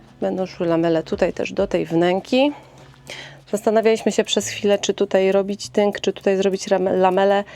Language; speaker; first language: Polish; native; Polish